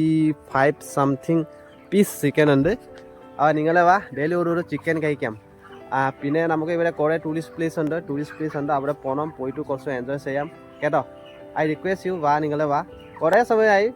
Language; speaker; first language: Malayalam; non-native, local second language; Assamese